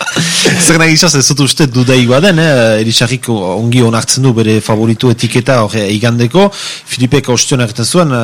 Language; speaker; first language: Basque; native; Basque